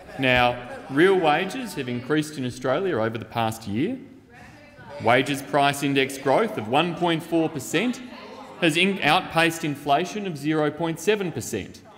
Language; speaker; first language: English; native; English